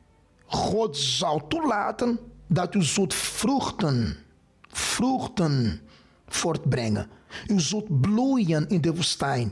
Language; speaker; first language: Dutch; non-native, fluent; Portuguese